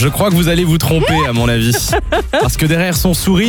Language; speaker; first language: French; native; French